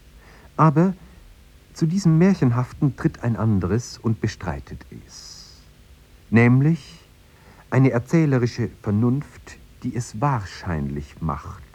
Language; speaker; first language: German; native; German